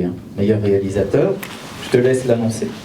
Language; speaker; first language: French; native; French